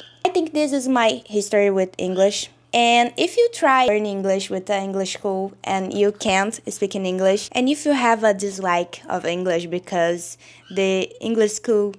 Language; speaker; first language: English; non-native, learner; Portuguese